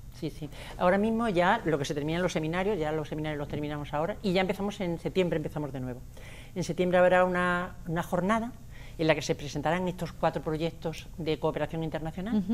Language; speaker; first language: Spanish; native; Spanish